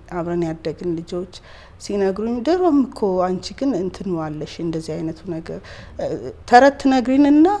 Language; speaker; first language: Amharic; native; Amharic